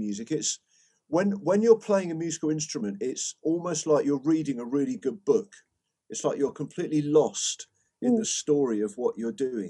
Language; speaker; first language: English; native; English